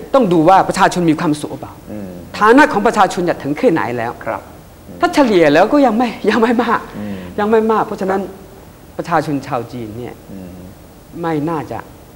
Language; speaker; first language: Thai; non-native, fluent; Chinese